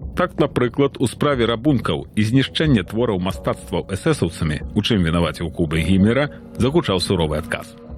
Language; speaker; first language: Belarusian; native; Belarusian